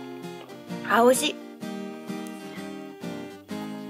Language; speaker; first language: Japanese; native; Japanese